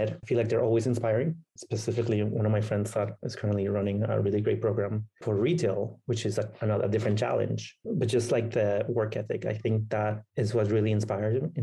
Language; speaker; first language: English; non-native, fluent; Spanish